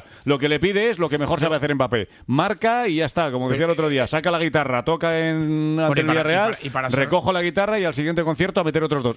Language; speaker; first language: Spanish; native; Spanish